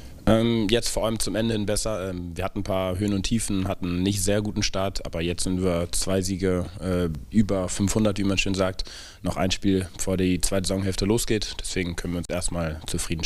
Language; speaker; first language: German; native; German